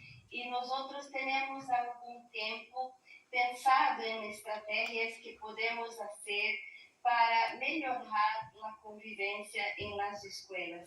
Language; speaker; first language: Spanish; non-native, learner; Portuguese